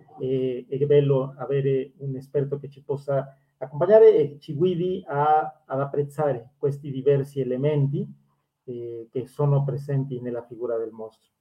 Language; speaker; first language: Italian; non-native, fluent; Spanish